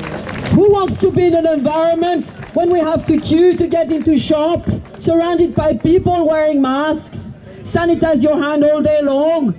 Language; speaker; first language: English; non-native, fluent; French